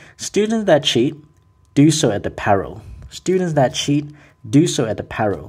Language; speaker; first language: English; non-native, local second language; Cantonese